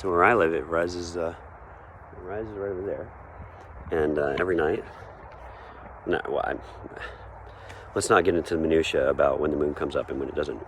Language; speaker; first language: English; native; English